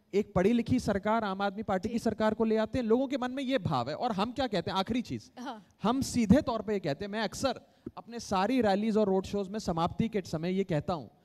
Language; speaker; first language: Hindi; native; Hindi